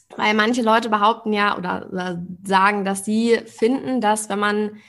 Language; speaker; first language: German; native; German